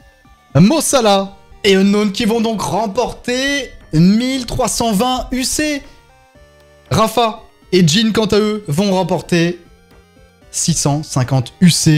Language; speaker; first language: French; native; French